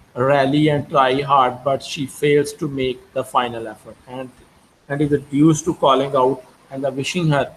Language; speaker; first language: English; non-native, local second language; Urdu